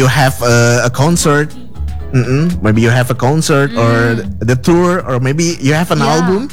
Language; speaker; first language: English; non-native, learner; Indonesian